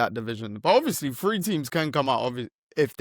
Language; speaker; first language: English; native; English